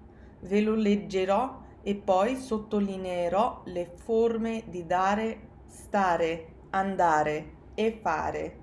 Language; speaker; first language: Italian; non-native, fluent; English